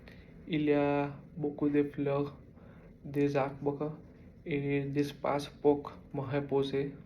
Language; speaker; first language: French; non-native, learner; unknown